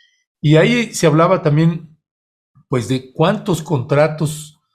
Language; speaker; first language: Spanish; native; Spanish